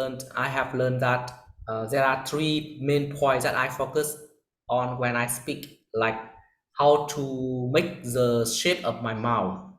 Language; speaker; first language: English; non-native, learner; Vietnamese